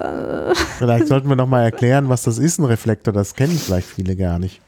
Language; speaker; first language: German; native; German